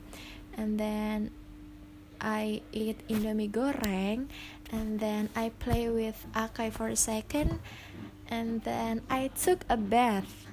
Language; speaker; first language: English; non-native, fluent; Indonesian